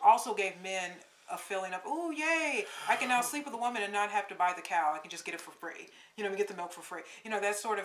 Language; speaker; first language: English; native; English